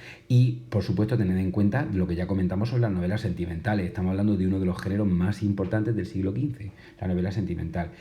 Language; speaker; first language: Spanish; native; Spanish